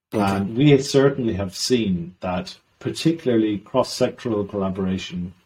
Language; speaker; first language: English; native; English